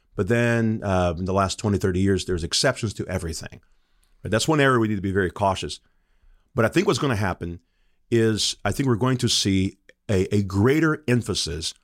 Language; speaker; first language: English; non-native, fluent; Portuguese